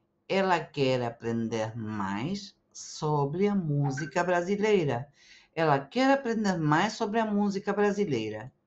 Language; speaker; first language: Portuguese; non-native, fluent; Spanish